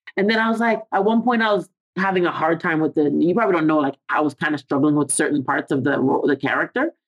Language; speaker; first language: English; native; English